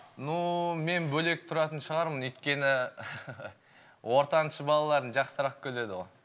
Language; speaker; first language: Kazakh; early bilingual, heritage; Kazakh